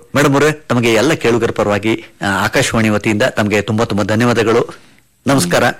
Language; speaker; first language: Kannada; native; Kannada